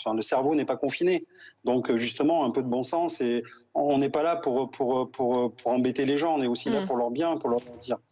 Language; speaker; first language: French; native; French